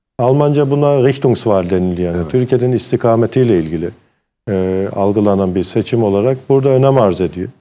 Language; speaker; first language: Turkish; early bilingual, heritage; Turkish